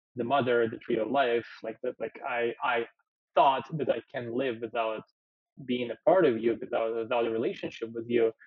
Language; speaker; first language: English; early bilingual, other home language; Ukrainian